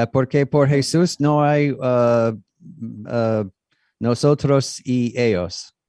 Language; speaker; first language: Spanish; non-native, learner; English